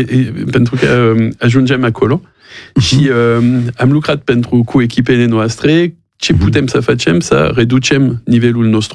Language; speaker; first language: Romanian; non-native, learner; French